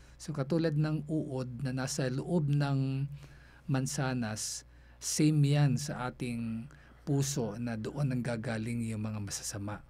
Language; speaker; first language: Filipino; non-native, local second language; Cebuano